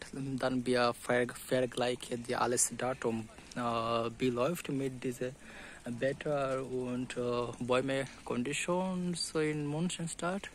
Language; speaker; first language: German; non-native, learner; Bangla